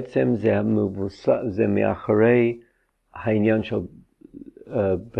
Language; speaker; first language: Hebrew; non-native, fluent; English